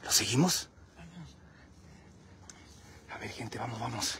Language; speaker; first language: Spanish; native; Spanish